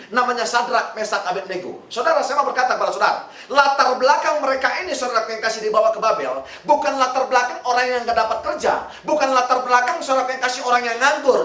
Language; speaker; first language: Indonesian; native; Indonesian